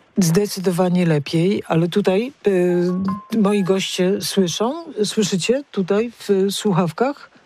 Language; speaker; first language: Polish; native; Polish